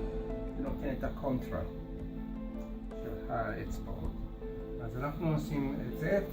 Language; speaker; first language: Hebrew; non-native, fluent; English